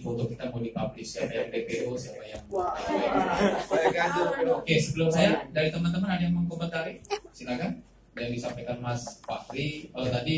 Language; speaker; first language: Indonesian; native; Indonesian